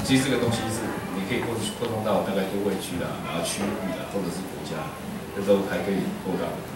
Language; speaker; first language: Chinese; native; Chinese